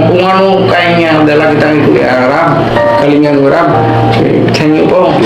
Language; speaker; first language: Filipino; non-native, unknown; Punjabi